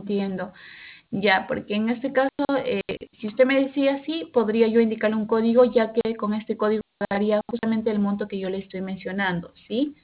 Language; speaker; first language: Spanish; native; Spanish